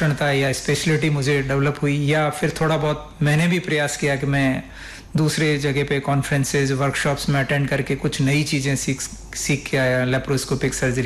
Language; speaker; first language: Hindi; non-native, local second language; Rajasthani